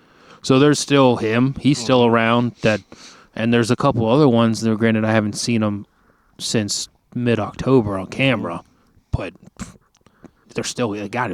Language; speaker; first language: English; native; English